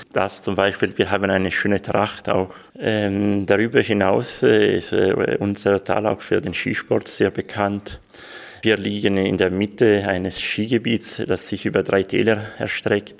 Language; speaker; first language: German; non-native, local second language; Swiss German